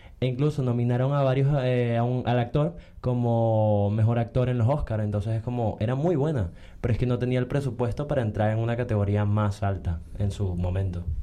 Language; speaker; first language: Spanish; native; Spanish